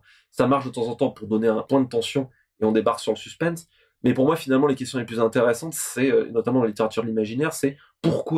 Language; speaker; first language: French; native; French